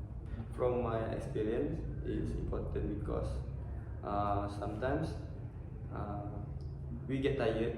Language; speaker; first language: English; non-native, learner; Malay